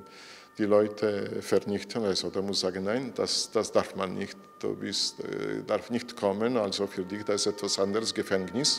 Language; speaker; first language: German; non-native, fluent; Polish